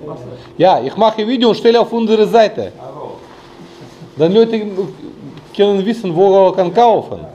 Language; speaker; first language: German; non-native, learner; Russian